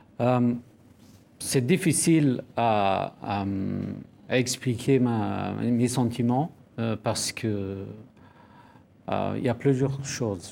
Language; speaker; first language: French; non-native, fluent; Persian